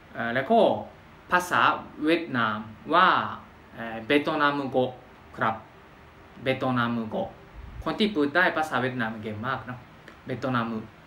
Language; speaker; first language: Thai; non-native, fluent; Japanese